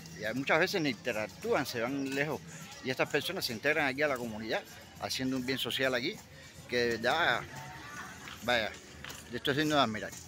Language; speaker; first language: Spanish; native; Spanish